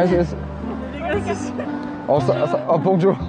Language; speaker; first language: English; non-native, fluent; Korean